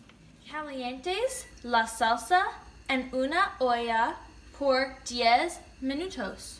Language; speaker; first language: Spanish; non-native, learner; English